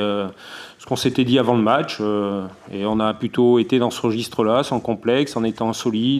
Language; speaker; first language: French; native; French